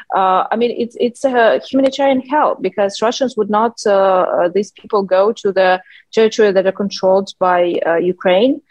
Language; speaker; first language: English; non-native, fluent; Ukrainian